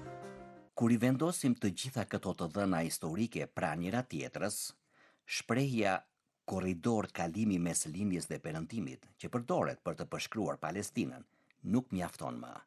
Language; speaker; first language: Albanian; native; Albanian